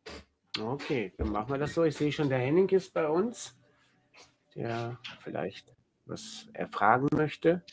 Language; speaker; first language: German; native; German